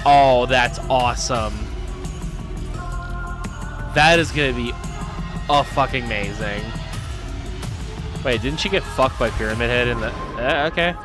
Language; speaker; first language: English; native; English